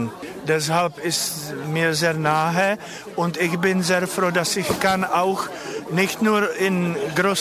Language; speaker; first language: German; non-native, fluent; Czech